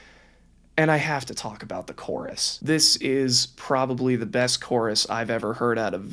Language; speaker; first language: English; native; English